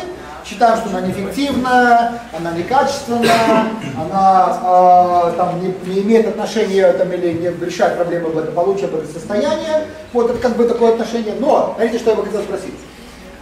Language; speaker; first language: Russian; native; Russian